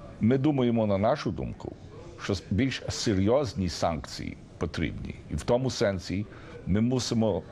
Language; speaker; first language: Ukrainian; early bilingual, heritage; Ukrainian